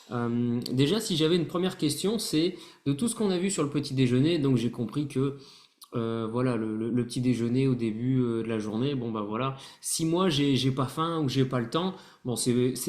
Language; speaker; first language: French; native; French